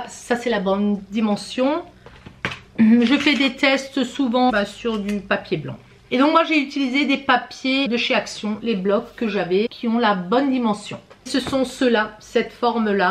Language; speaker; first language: French; native; French